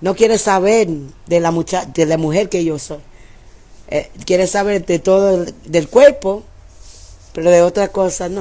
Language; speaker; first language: Spanish; early bilingual, heritage; English